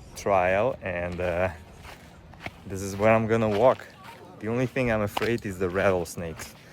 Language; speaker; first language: English; non-native, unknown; Ukrainian